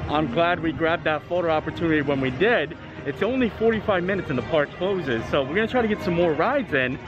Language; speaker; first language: English; native; English